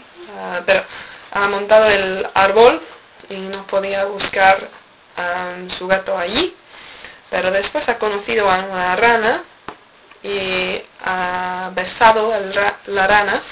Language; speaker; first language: Spanish; non-native, learner; English